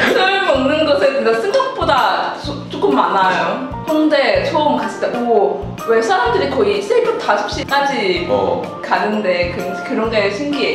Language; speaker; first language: Korean; non-native, learner; Cantonese